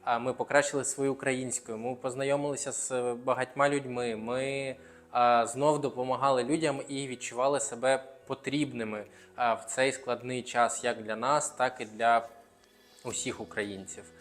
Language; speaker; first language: Ukrainian; non-native, local second language; Russian